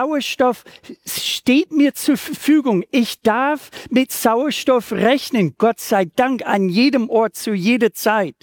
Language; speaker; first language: German; native; German